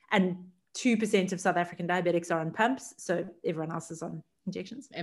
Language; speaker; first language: English; native; English